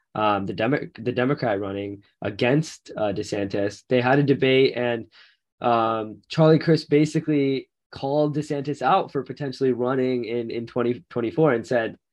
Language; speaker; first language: English; native; English